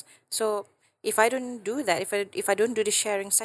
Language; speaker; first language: English; non-native, local second language; Malay